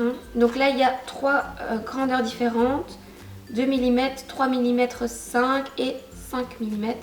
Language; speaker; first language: French; native; French